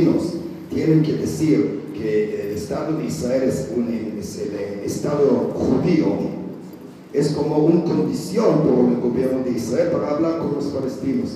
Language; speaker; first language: Spanish; non-native, fluent; Hebrew